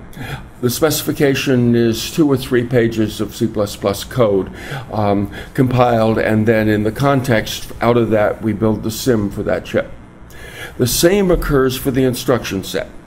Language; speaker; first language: English; native; English